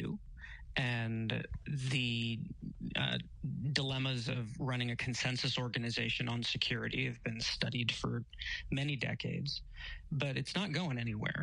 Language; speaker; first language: English; native; English